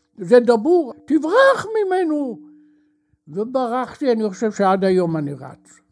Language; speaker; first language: Hebrew; native; Hebrew